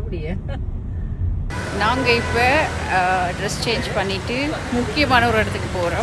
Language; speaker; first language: Tamil; native; Tamil